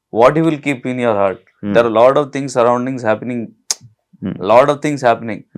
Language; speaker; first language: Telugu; non-native, learner; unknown